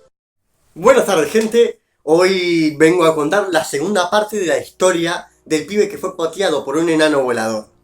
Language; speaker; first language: Spanish; native; Spanish